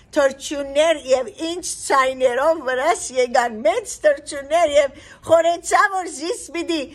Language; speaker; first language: Armenian; early bilingual, heritage; Armenian